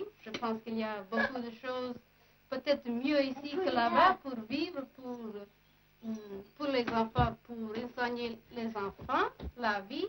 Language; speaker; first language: French; non-native, learner; English